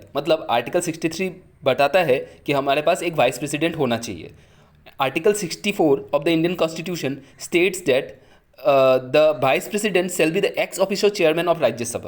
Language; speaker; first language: Hindi; native; Hindi